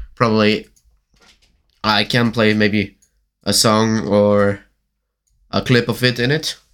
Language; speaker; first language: English; non-native, learner; German